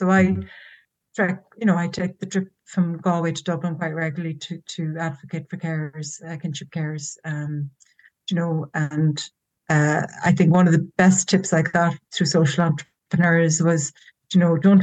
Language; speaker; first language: English; native; English